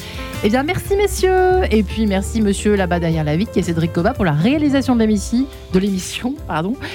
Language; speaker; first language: French; native; French